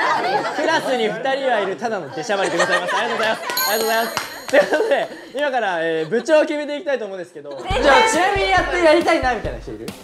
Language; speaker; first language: Japanese; native; Japanese